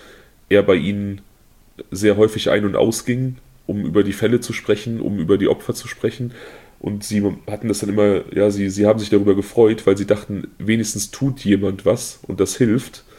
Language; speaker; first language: German; native; German